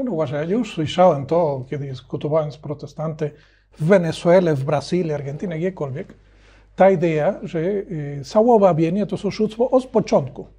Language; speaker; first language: Polish; non-native, learner; Spanish